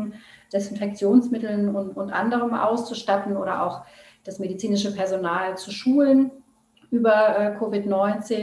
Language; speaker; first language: German; native; German